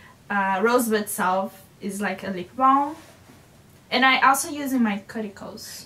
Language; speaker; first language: English; non-native, learner; Portuguese